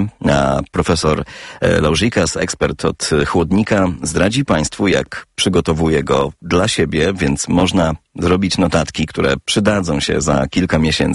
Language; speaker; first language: Polish; native; Polish